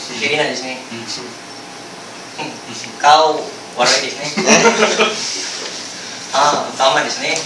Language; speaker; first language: Japanese; non-native, learner; Filipino